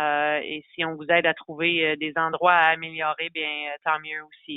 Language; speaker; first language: French; native; French